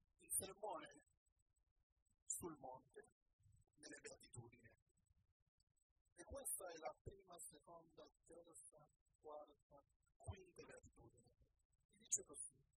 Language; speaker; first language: Italian; non-native, learner; Spanish